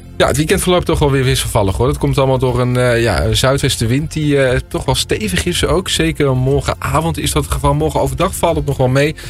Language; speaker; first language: Dutch; native; Dutch